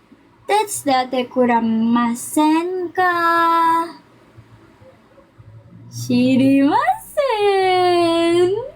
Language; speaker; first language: Japanese; non-native, learner; Filipino